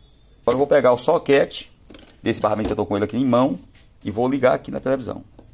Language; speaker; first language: Portuguese; native; Portuguese